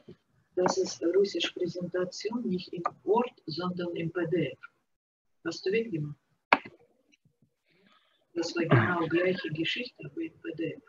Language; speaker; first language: German; non-native, fluent; Russian